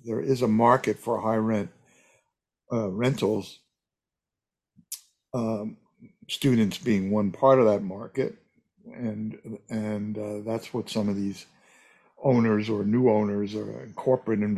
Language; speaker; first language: English; native; English